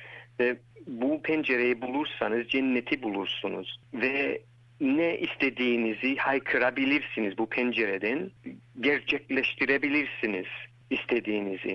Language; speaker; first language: Turkish; early bilingual, heritage; Turkish